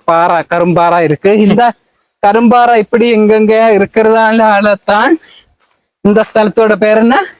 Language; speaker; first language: Tamil; non-native, local second language; Malayalam